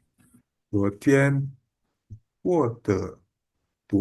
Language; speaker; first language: Chinese; non-native, learner; Indonesian